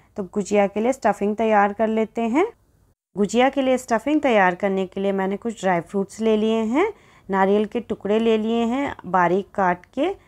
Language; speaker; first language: Hindi; native; Hindi